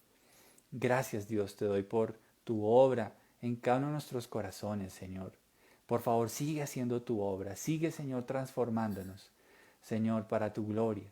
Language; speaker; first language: Spanish; native; Spanish